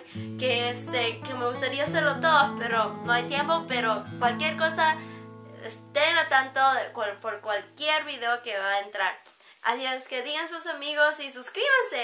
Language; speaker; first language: Spanish; early bilingual, heritage; Spanish